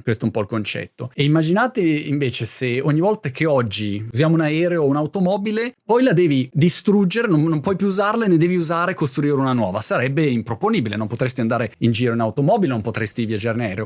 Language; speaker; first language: Italian; native; Italian